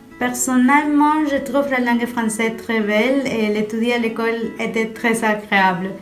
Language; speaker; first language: French; non-native, fluent; Spanish